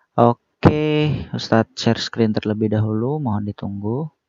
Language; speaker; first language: Indonesian; native; Indonesian